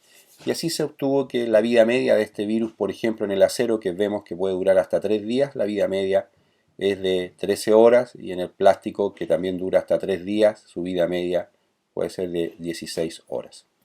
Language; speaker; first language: Spanish; native; Spanish